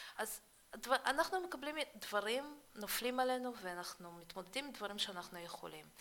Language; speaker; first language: Hebrew; early bilingual, other home language; Russian